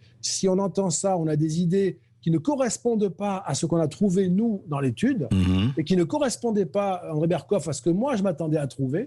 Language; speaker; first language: French; native; French